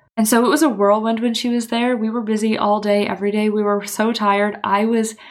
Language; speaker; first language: English; native; English